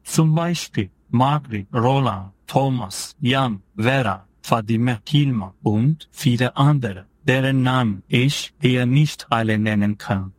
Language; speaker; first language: German; non-native, fluent; Turkish